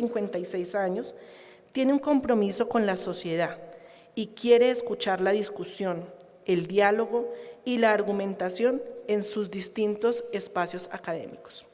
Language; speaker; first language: Spanish; native; Spanish